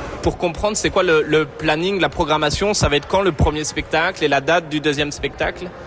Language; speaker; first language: French; native; French